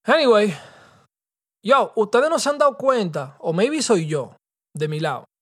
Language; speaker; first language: Spanish; early bilingual, heritage; Spanish